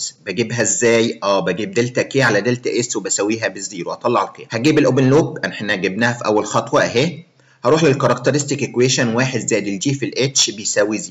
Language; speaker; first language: Arabic; native; Arabic